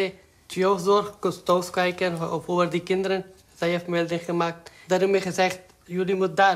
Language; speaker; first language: Dutch; non-native, learner; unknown